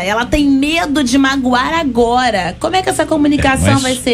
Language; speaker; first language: Portuguese; native; Portuguese